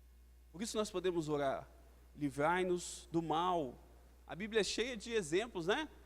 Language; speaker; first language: Portuguese; native; Portuguese